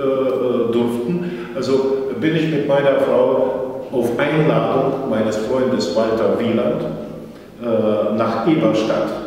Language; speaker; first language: German; non-native, fluent; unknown